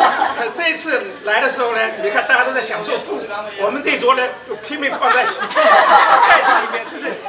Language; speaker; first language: Chinese; native; Chinese